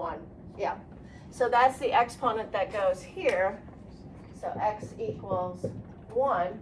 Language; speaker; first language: English; native; English